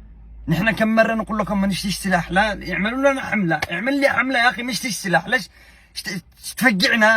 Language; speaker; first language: Arabic; native; Arabic